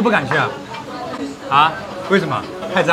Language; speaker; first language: Chinese; native; Chinese